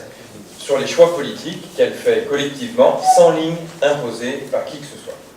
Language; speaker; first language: French; native; French